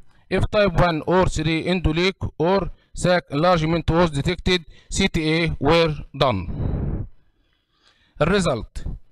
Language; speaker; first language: English; non-native, fluent; Arabic